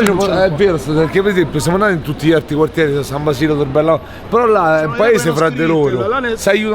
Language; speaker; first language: Italian; native; Italian